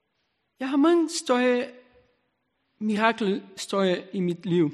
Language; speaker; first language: Danish; non-native, learner; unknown